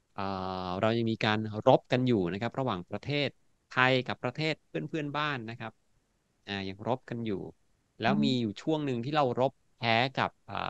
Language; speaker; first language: Thai; native; Thai